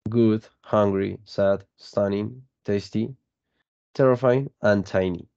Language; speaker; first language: English; non-native, fluent; Spanish